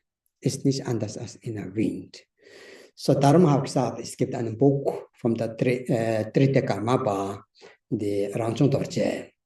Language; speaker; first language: German; non-native, learner; Tibetan